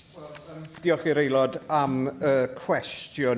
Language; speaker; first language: Welsh; native; Welsh